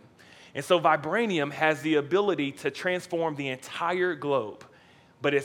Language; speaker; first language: English; native; English